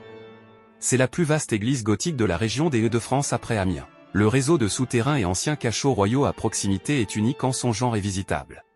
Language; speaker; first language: French; native; French